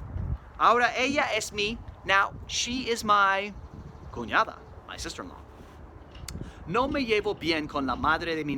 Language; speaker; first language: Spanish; non-native, fluent; English